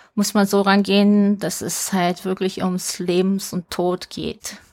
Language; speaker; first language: German; non-native, fluent; Japanese